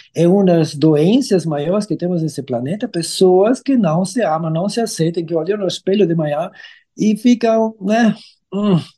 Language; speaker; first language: Portuguese; non-native, fluent; German